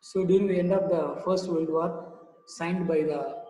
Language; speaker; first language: English; non-native, local second language; Tamil